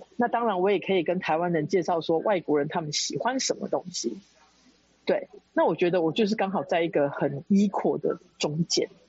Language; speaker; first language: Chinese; early bilingual, heritage; Chinese